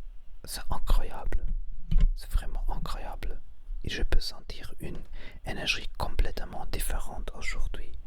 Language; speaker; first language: French; non-native, learner; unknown